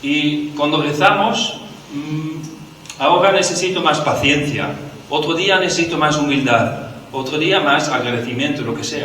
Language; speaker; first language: Spanish; non-native, fluent; Dutch